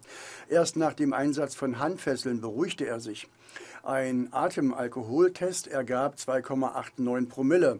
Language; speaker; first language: German; native; German